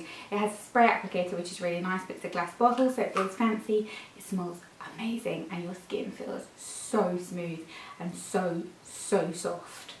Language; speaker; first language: English; native; English